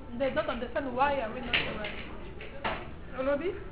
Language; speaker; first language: English; non-native, learner; French